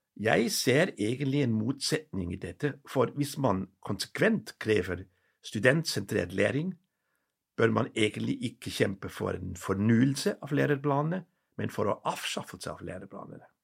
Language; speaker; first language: Norwegian; non-native, fluent; German